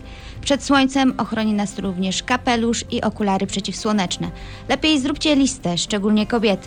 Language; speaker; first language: Polish; native; Polish